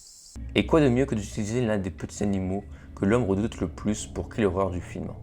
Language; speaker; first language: French; native; French